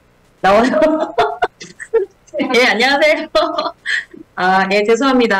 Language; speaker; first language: Korean; native; Korean